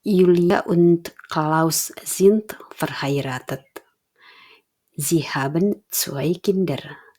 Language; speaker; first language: German; non-native, fluent; Indonesian